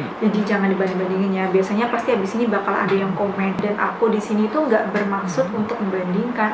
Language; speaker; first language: Indonesian; native; Indonesian